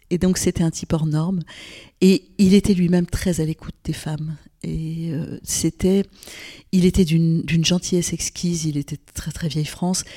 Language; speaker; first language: French; non-native, local second language; Arabic